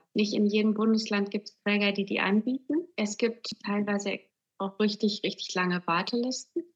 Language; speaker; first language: German; native; German